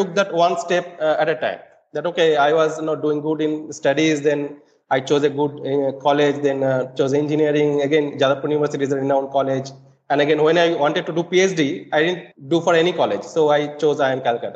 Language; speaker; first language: English; non-native, local second language; Bangla